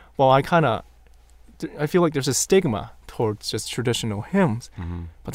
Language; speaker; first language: English; non-native, local second language; Cantonese